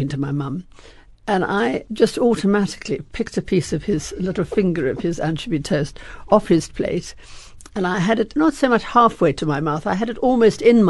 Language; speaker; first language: English; native; English